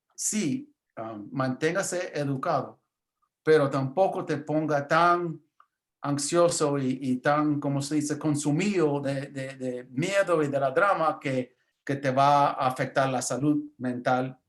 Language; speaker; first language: Spanish; early bilingual, heritage; English